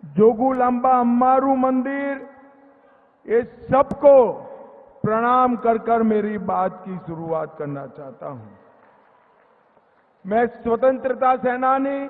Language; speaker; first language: Hindi; non-native, local second language; Gujarati